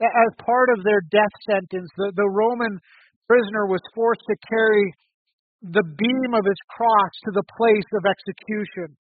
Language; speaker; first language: English; native; English